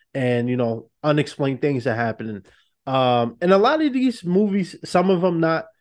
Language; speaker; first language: English; native; English